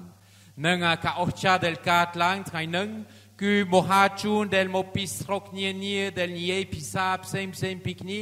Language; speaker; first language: Khmer; non-native, fluent; French